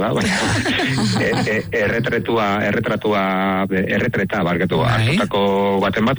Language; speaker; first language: Basque; non-native, local second language; Spanish